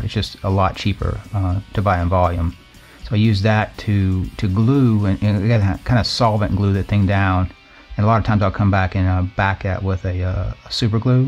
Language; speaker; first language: English; native; English